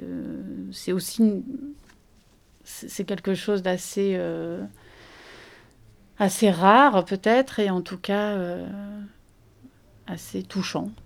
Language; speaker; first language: French; native; French